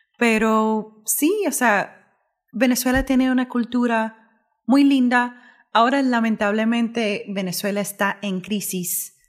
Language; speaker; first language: Spanish; early bilingual, heritage; Spanish